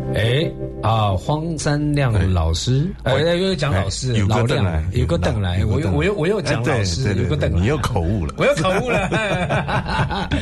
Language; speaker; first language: Chinese; native; Chinese